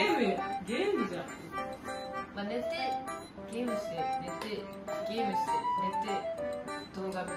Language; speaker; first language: Japanese; native; Japanese